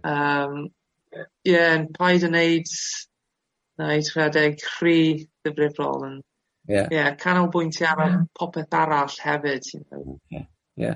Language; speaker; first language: Welsh; non-native, local second language; English